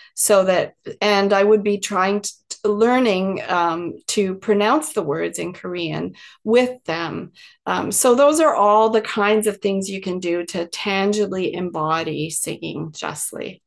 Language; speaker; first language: English; native; English